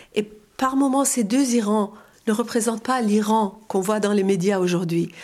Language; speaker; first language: French; non-native, fluent; Persian